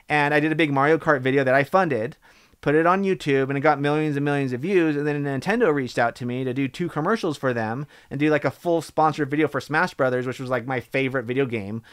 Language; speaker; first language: English; native; English